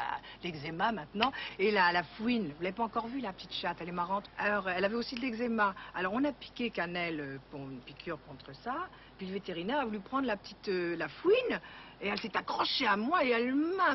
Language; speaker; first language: French; native; French